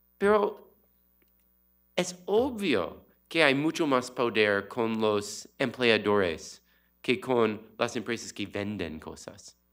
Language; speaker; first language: Spanish; non-native, learner; English